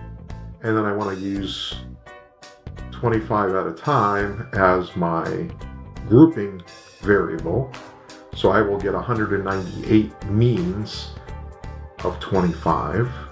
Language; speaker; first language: English; native; English